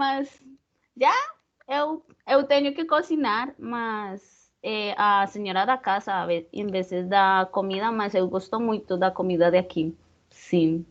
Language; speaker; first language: Portuguese; non-native, learner; Spanish